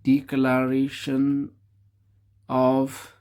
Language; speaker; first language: English; non-native, local second language; Amharic